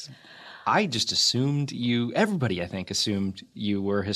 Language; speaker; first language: English; native; English